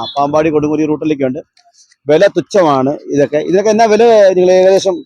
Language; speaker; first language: Malayalam; native; Malayalam